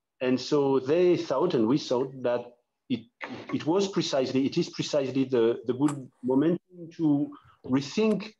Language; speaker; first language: English; non-native, fluent; French